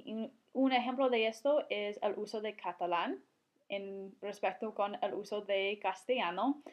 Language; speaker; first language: Spanish; non-native, fluent; English